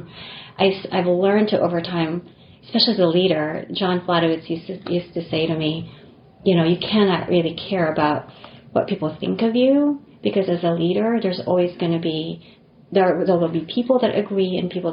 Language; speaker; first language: English; non-native, local second language; Filipino